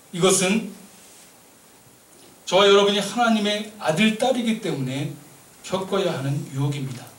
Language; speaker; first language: Korean; native; Korean